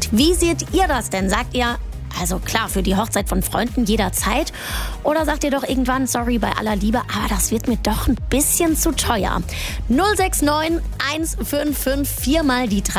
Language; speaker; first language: German; native; German